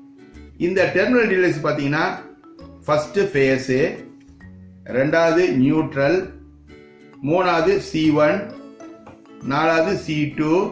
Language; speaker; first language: Tamil; native; Tamil